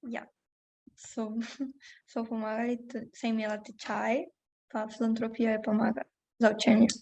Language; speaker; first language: Slovenian; non-native, learner; Portuguese